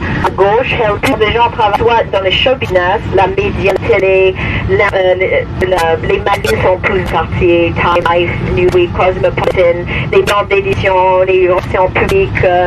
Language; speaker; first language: French; non-native, fluent; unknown